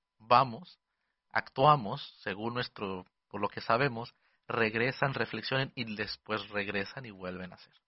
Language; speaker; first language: Spanish; early bilingual, heritage; Spanish